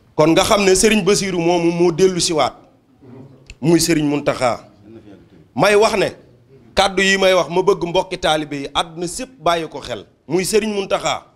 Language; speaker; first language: Wolof; native; Wolof